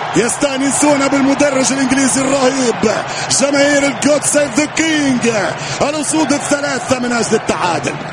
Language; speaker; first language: Arabic; native; Arabic